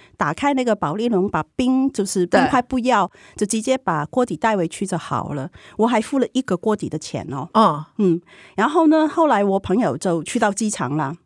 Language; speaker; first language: Chinese; non-native, fluent; Cantonese